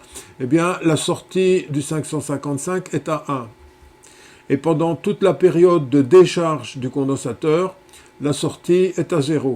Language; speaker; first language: French; native; French